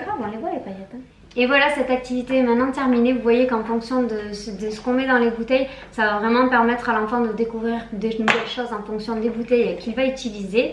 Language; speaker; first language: French; native; French